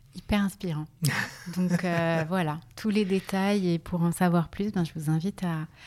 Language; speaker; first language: French; native; French